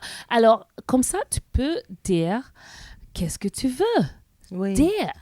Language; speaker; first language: French; non-native, learner; English